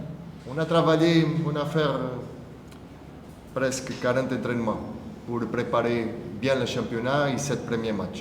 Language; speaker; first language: French; non-native, fluent; Portuguese